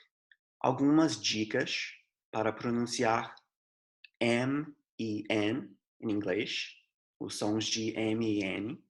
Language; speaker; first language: Portuguese; non-native, fluent; English